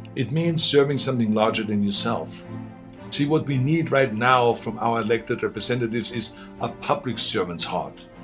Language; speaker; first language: English; non-native, fluent; German